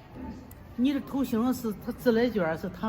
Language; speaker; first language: Chinese; native; Chinese